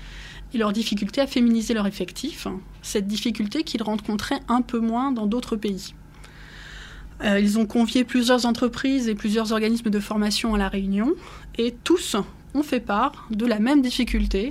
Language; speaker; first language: French; native; French